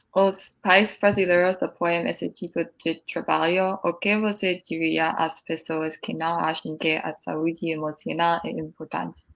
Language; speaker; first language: Portuguese; non-native, learner; English